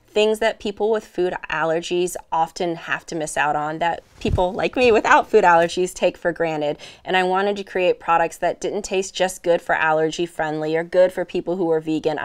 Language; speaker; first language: English; native; English